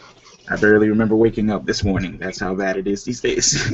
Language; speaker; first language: English; native; English